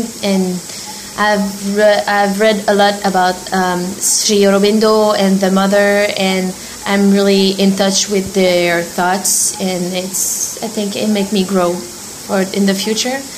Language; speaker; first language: English; non-native, fluent; French